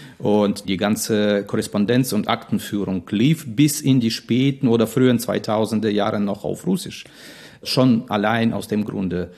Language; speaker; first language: German; non-native, fluent; Russian